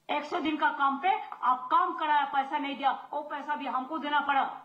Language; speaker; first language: Hindi; non-native, local second language; Bangla